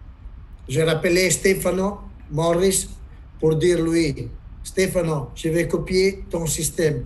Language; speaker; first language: French; non-native, learner; Italian